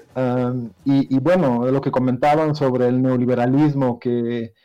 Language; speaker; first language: Spanish; non-native, fluent; Dutch